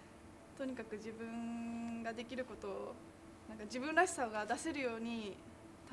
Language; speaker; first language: Japanese; native; Japanese